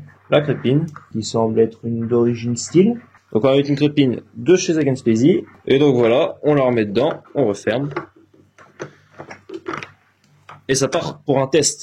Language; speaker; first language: French; native; French